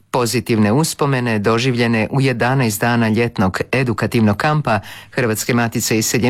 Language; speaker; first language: Croatian; native; Croatian